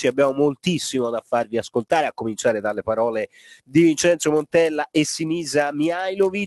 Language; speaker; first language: Italian; native; Italian